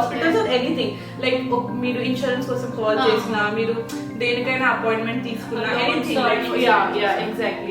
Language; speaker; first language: Telugu; non-native, local second language; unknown